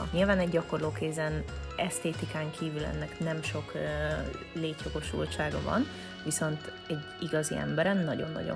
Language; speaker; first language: Hungarian; native; Hungarian